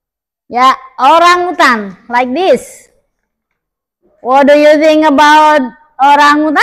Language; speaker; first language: English; non-native, learner; Indonesian